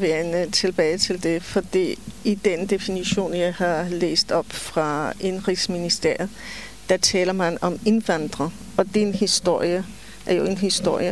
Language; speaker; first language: Danish; non-native, fluent; Polish